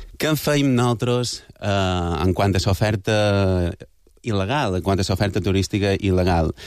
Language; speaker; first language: Catalan; native; Catalan